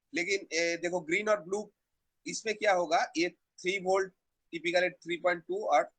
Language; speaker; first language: Hindi; non-native, local second language; Bangla